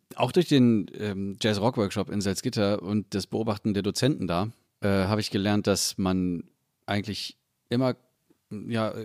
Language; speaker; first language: German; native; German